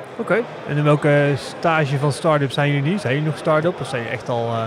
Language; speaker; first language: Dutch; native; Dutch